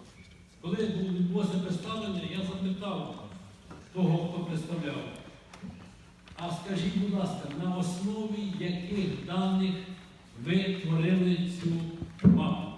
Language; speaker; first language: Ukrainian; native; Ukrainian